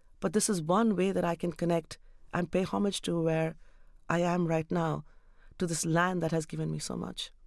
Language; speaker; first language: English; non-native, local second language; Urdu